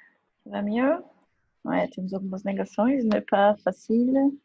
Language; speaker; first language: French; non-native, fluent; Portuguese